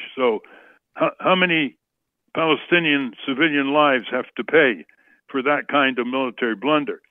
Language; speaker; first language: English; native; English